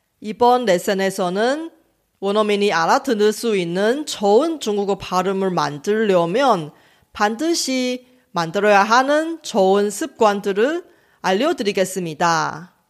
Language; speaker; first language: Korean; non-native, local second language; Chinese